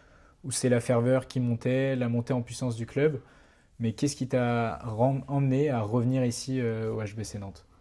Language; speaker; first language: French; native; French